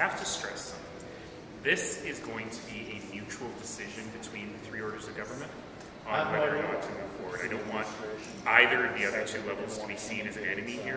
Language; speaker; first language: English; native; English